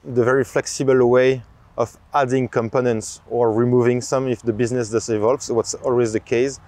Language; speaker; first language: English; non-native, fluent; French